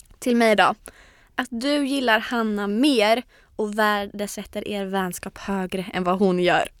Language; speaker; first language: Swedish; native; Swedish